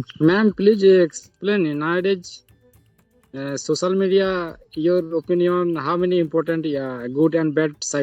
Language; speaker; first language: English; non-native, learner; Santali